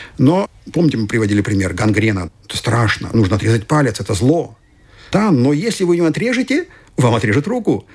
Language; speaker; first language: Russian; non-native, fluent; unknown